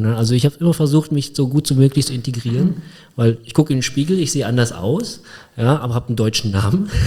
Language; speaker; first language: German; early bilingual, other home language; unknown